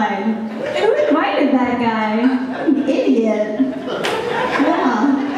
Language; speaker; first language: English; native; English